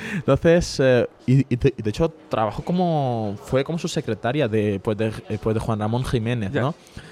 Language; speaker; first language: Spanish; early bilingual, other home language; Bangla